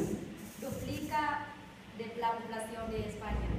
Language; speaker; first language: Spanish; non-native, learner; Vietnamese